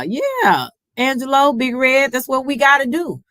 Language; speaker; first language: English; native; English